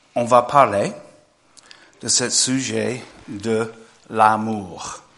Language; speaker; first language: French; non-native, fluent; English